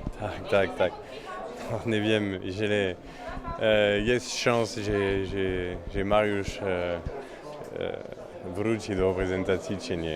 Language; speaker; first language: Polish; non-native, learner; French